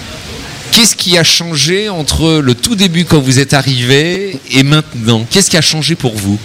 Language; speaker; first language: French; native; French